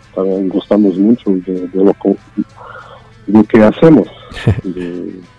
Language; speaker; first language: Spanish; non-native, learner; Portuguese